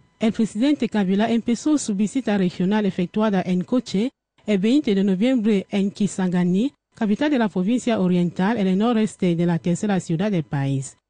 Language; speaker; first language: Spanish; non-native, fluent; French